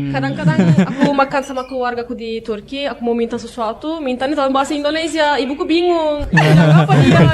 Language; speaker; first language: Indonesian; non-native, fluent; Turkish